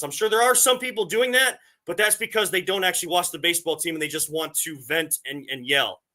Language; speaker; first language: English; native; English